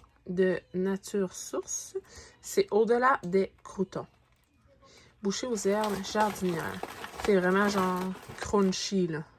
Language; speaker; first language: French; native; French